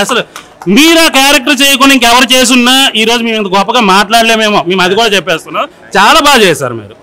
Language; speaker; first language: Telugu; native; Telugu